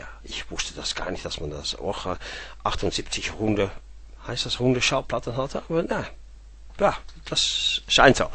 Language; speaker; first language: German; non-native, fluent; Dutch